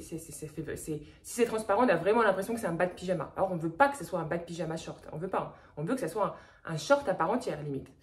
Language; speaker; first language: French; native; French